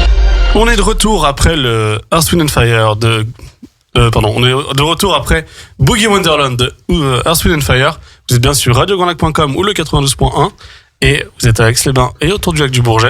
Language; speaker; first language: French; native; French